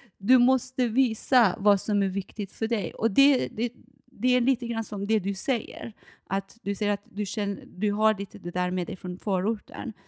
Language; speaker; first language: Swedish; non-native, fluent; Persian